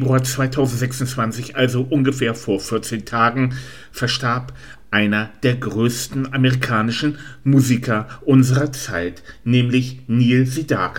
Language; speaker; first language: German; native; German